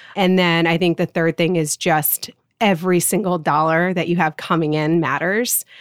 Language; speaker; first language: English; native; English